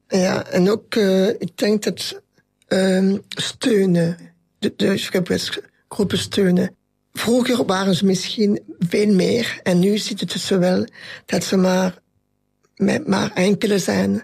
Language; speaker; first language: Dutch; non-native, local second language; French